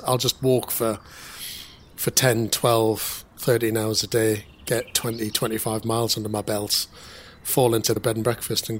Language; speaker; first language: English; native; English